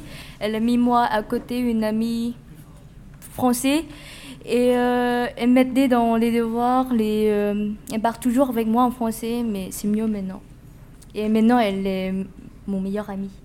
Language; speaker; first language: French; non-native, learner; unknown